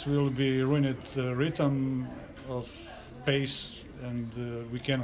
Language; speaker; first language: English; non-native, learner; Croatian